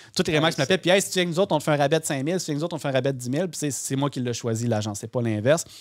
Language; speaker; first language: French; native; French